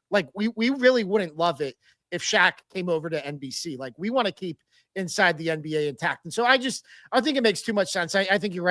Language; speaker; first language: English; native; English